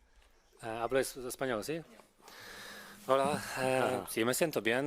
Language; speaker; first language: Spanish; non-native, fluent; Polish